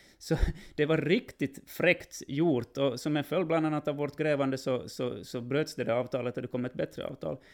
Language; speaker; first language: Swedish; native; Swedish